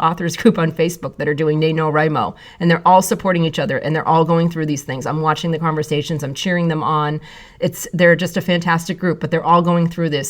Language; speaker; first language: English; native; English